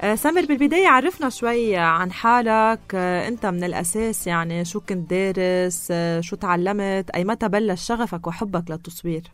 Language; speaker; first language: Arabic; native; Arabic